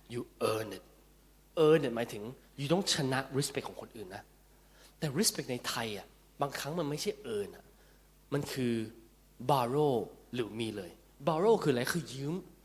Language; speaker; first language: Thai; early bilingual, heritage; Thai